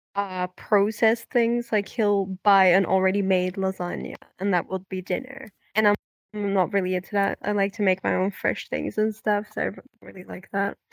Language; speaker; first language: English; non-native, fluent; Dutch